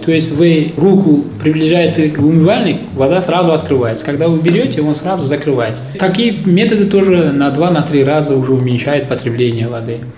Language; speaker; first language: Russian; non-native, local second language; Uzbek